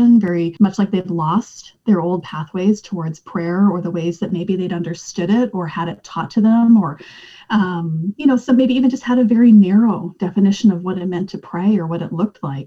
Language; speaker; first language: English; native; English